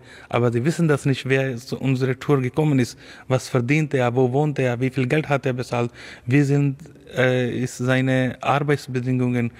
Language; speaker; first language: German; non-native, learner; Urdu